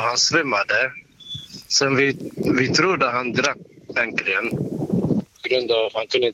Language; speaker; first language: Swedish; non-native, learner; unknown